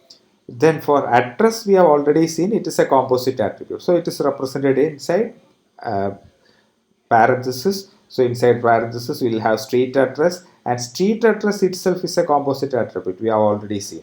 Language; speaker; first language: English; non-native, local second language; Malayalam